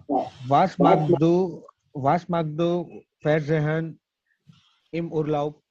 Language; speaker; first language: German; non-native, learner; Gujarati